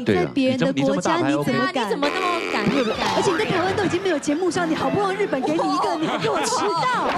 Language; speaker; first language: Chinese; native; Chinese